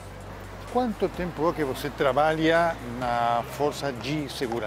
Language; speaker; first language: Portuguese; non-native, fluent; Spanish